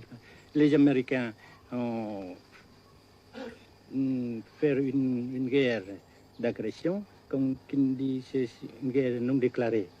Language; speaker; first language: French; non-native, fluent; Vietnamese